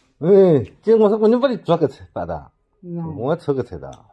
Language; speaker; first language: Chinese; native; Chinese